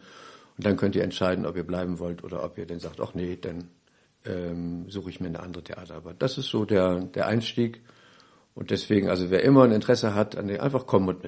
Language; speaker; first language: German; native; German